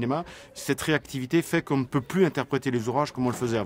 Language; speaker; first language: French; native; French